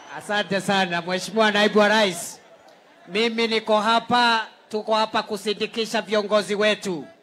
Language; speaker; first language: Swahili; non-native, local second language; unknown